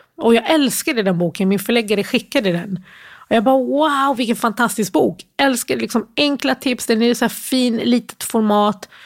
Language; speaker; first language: Swedish; early bilingual, other home language; Arabic